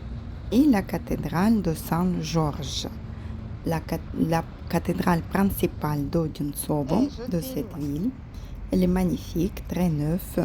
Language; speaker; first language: French; non-native, fluent; Russian